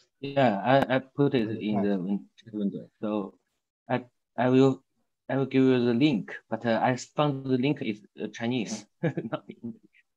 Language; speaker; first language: English; non-native, learner; Chinese